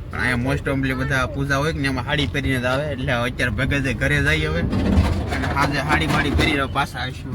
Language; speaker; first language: Gujarati; native; Gujarati